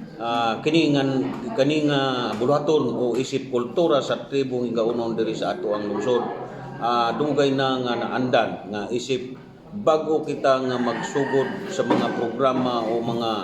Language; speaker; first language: Cebuano; non-native, local second language; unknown